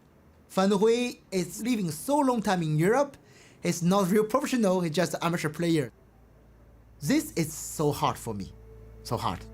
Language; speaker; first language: English; non-native, learner; Chinese